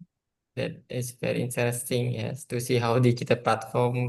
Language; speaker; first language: English; non-native, learner; Indonesian